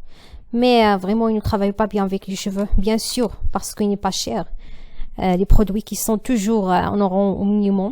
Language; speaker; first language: French; non-native, learner; Arabic